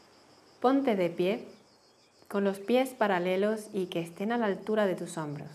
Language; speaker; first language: Spanish; native; Spanish